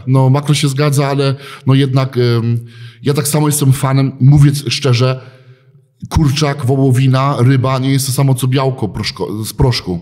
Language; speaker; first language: Polish; early bilingual, heritage; Polish